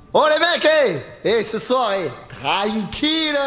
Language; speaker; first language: French; native; French